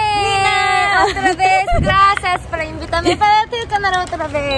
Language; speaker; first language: Spanish; non-native, learner; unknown